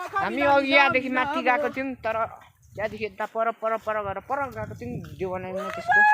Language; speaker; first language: Nepali; non-native, local second language; Limbu